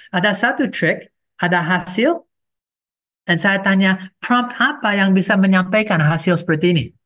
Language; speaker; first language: Indonesian; non-native, fluent; English